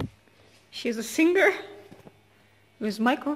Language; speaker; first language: English; non-native, learner; Russian